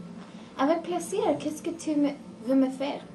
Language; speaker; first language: French; non-native, learner; English